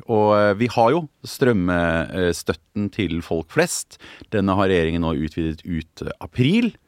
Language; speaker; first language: Norwegian; native; Norwegian